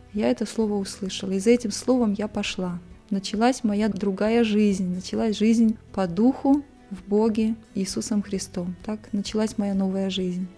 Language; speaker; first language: Russian; native; Russian